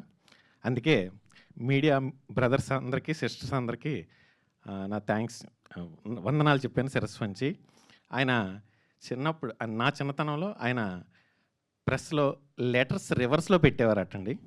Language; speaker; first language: Telugu; native; Telugu